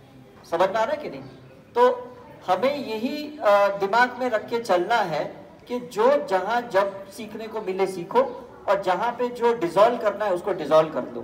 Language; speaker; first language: Hindi; native; Hindi